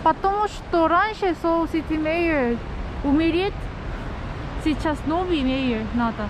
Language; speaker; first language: Russian; non-native, learner; Korean